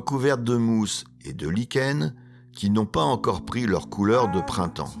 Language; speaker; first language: French; native; French